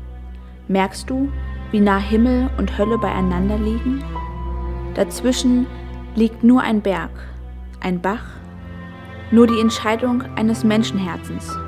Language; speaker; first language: German; native; German